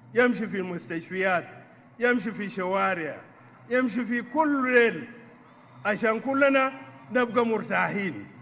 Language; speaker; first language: Arabic; non-native, local second language; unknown